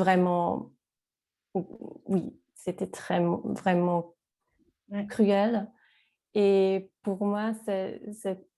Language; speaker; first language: French; non-native, fluent; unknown